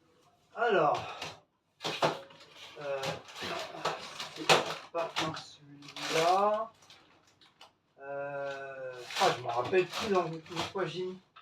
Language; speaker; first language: French; native; French